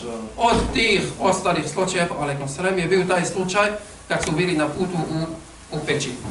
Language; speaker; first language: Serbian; non-native, fluent; Arabic